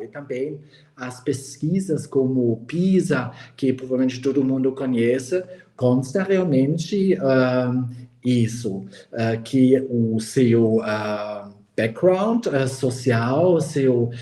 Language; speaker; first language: Portuguese; non-native, fluent; German